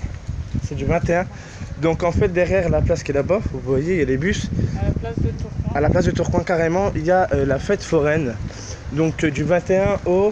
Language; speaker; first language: French; native; French